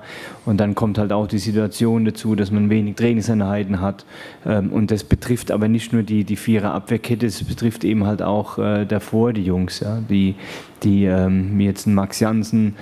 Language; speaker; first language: German; native; German